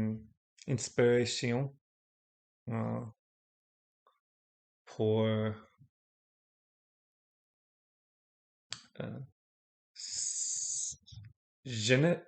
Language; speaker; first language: French; non-native, learner; English